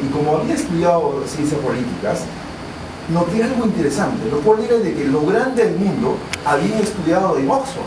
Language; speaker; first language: Spanish; non-native, local second language; Shipibo-Conibo